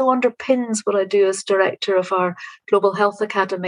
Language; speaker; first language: English; native; English